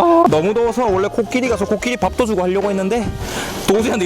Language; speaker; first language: Korean; native; Korean